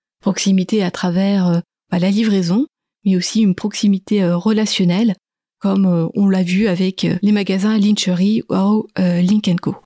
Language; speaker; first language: French; native; French